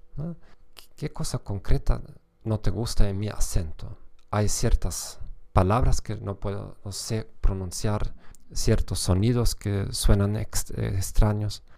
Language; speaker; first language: Spanish; non-native, fluent; German